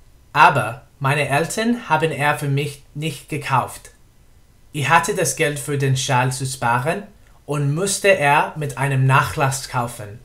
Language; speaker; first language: German; non-native, learner; English